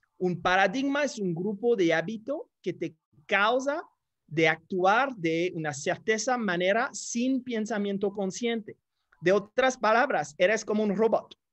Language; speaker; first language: Spanish; non-native, fluent; English